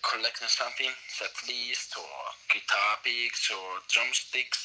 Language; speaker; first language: English; non-native, fluent; Italian